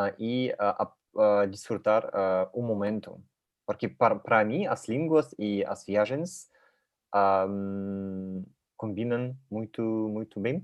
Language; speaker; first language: Portuguese; non-native, learner; Russian